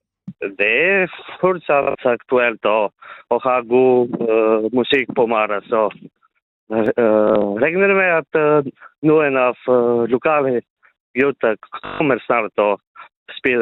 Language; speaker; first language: Norwegian; non-native, local second language; Northern Sami